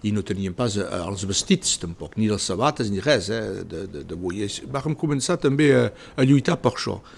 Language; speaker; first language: Catalan; early bilingual, heritage; Catalan